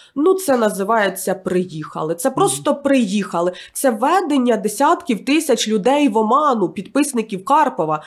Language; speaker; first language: Ukrainian; native; Ukrainian